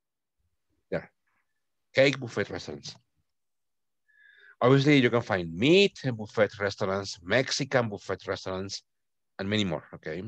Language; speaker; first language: English; non-native, fluent; Spanish